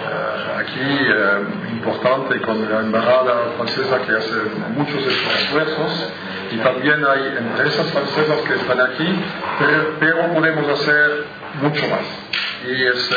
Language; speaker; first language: Spanish; non-native, fluent; French